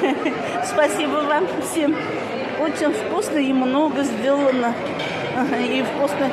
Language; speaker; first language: Russian; non-native, local second language; Tatar